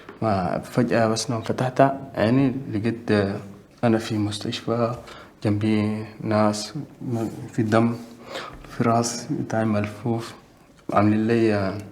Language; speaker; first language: Arabic; native; Arabic